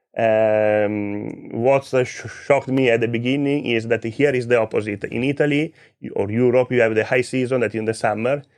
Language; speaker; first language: English; non-native, learner; Italian